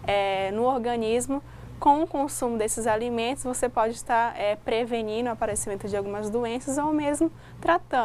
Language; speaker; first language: Portuguese; native; Portuguese